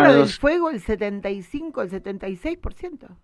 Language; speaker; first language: Spanish; native; Spanish